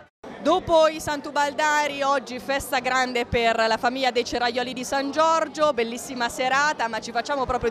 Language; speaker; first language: Italian; native; Italian